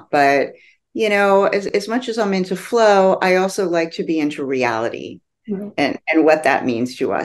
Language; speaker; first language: English; native; English